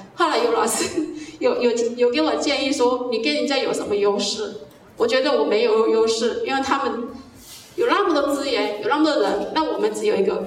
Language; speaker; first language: Chinese; native; Chinese